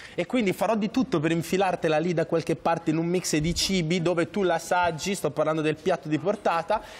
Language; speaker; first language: Italian; native; Italian